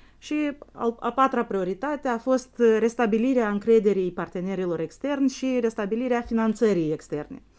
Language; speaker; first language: Romanian; native; Romanian